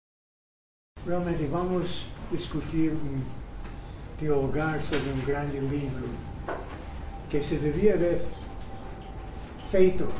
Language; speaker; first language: Portuguese; non-native, fluent; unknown